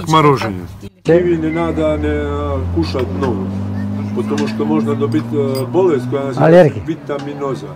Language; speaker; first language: Russian; non-native, learner; Serbian